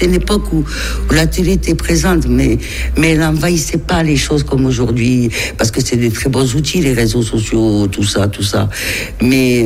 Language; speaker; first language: French; native; French